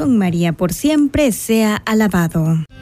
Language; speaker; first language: Spanish; native; Spanish